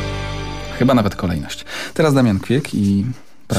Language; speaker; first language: Polish; native; Polish